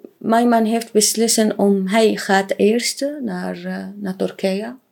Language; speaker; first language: Dutch; non-native, learner; Arabic